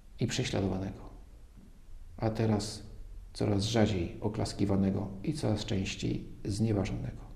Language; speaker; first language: Polish; native; Polish